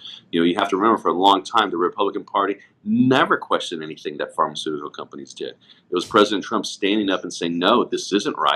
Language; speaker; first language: English; native; English